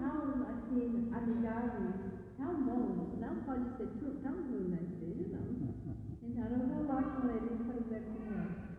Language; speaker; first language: Portuguese; non-native, fluent; English